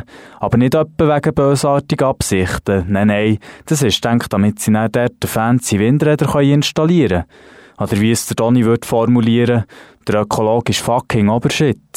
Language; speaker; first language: German; native; German